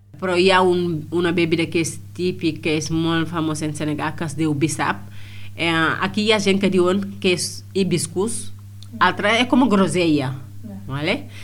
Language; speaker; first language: Catalan; non-native, fluent; Wolof